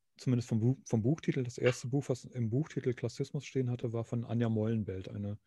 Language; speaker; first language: German; native; German